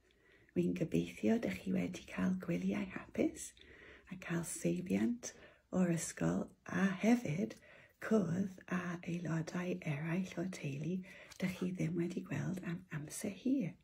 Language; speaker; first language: Welsh; non-native, local second language; English